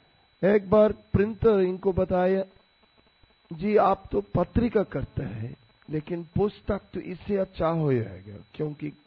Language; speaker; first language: Hindi; non-native, fluent; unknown